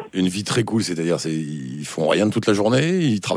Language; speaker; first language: French; native; French